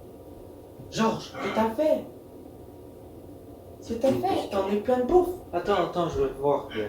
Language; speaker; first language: French; native; French